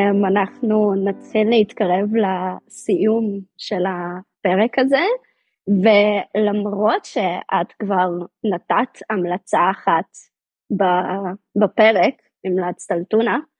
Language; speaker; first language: Hebrew; native; Hebrew